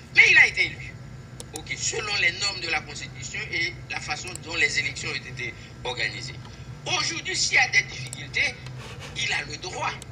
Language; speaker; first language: French; non-native, local second language; Haitian Creole